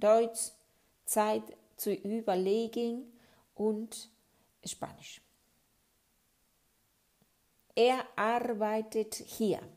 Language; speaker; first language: German; non-native, fluent; Spanish